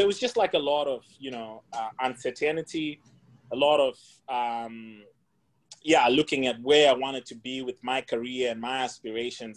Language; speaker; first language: English; non-native, local second language; Shona